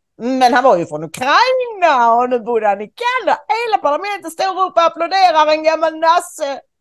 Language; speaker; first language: Swedish; native; Swedish